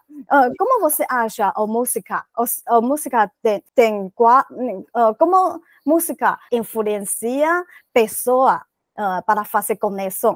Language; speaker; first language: Portuguese; non-native, learner; Chinese